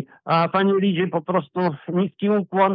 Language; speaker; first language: Polish; early bilingual, heritage; Polish